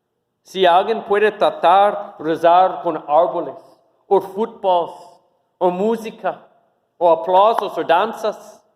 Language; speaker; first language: Spanish; non-native, fluent; English